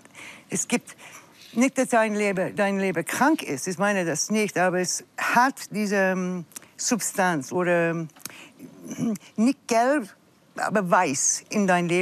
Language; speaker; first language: German; non-native, learner; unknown